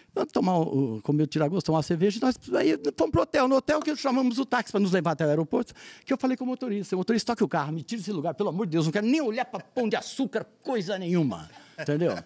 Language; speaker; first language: Portuguese; native; Portuguese